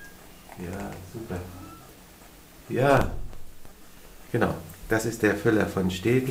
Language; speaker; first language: German; native; German